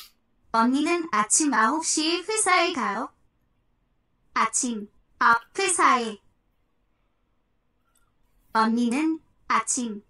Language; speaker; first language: Korean; non-native, learner; Japanese